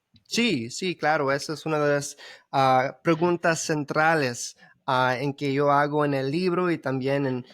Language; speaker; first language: Spanish; early bilingual, heritage; Spanish